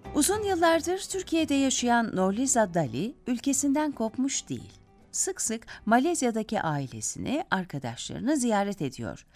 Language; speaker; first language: Turkish; native; Turkish